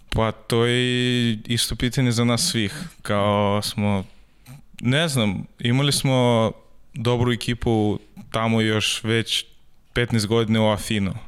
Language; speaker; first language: Serbian; non-native, learner; Russian